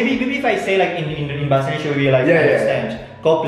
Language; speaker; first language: English; non-native, learner; Indonesian